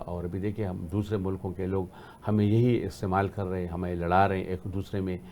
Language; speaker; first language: Urdu; non-native, local second language; Pashto